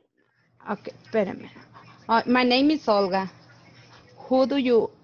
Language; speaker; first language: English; non-native, learner; Spanish